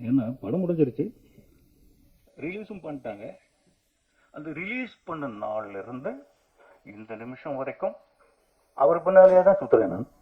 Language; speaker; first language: Tamil; native; Tamil